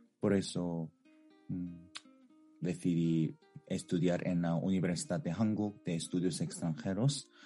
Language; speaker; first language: Spanish; non-native, fluent; Korean